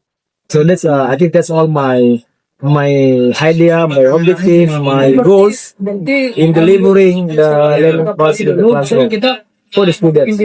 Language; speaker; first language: English; non-native, fluent; Indonesian